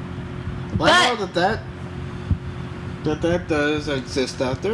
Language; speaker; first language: English; native; English